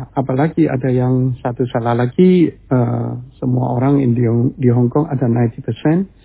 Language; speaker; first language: Indonesian; early bilingual, heritage; Chinese